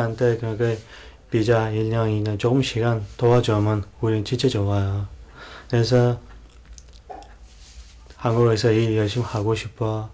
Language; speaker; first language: Korean; non-native, learner; Mongolian